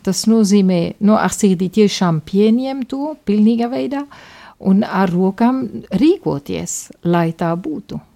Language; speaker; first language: Latvian; non-native, fluent; Polish